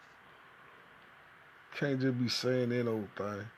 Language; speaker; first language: English; native; English